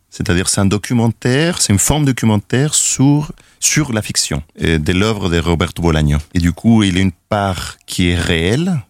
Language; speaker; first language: French; non-native, fluent; Spanish